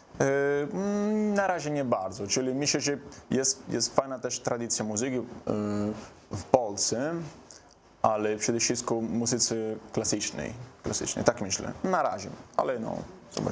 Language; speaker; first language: Polish; non-native, learner; Italian